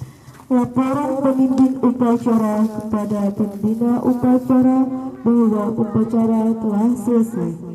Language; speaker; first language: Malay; non-native, local second language; Javanese